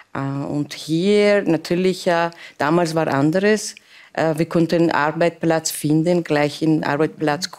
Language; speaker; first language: German; non-native, learner; Persian